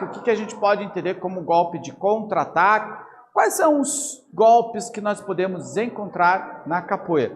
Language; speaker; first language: Portuguese; native; Portuguese